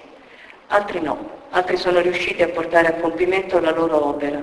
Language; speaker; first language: Italian; native; Italian